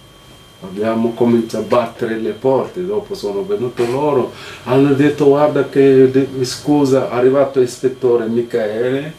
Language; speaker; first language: Italian; non-native, fluent; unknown